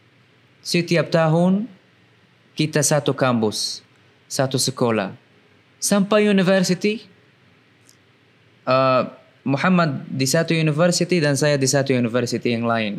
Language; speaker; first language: Indonesian; non-native, fluent; Arabic